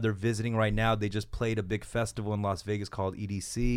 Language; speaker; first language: English; early bilingual, other home language; Korean